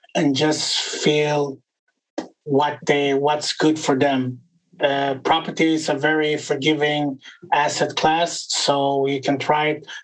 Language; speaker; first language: English; non-native, fluent; Swedish